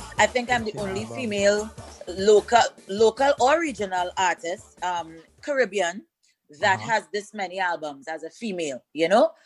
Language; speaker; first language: English; native; English